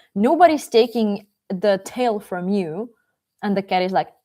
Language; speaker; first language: English; non-native, fluent; Czech